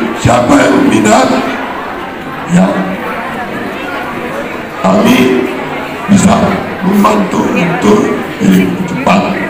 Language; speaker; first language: Indonesian; non-native, fluent; Japanese